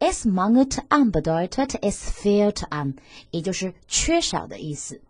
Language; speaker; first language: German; non-native, fluent; Chinese